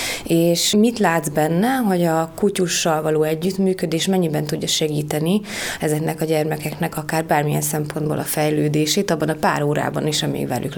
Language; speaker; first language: Hungarian; native; Hungarian